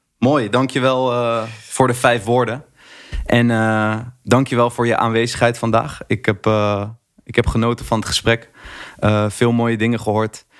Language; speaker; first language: Dutch; native; Dutch